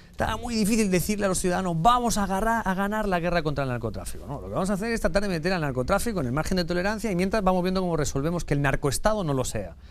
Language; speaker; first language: Spanish; native; Spanish